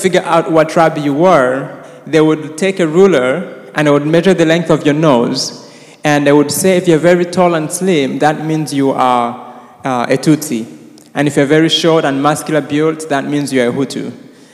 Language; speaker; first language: English; non-native, local second language; Kinyarwanda